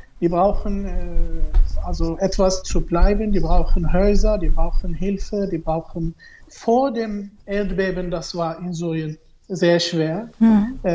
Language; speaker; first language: German; non-native, learner; Arabic